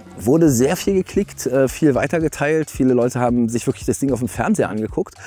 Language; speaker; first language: German; native; German